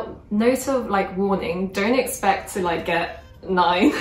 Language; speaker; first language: English; early bilingual, other home language; Korean